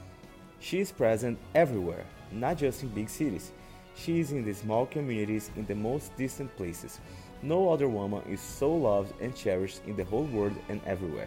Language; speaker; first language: English; non-native, fluent; Portuguese